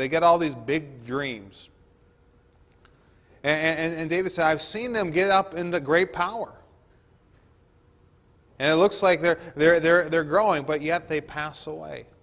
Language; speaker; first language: English; native; English